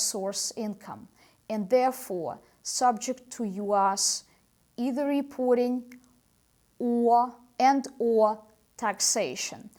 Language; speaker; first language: English; non-native, fluent; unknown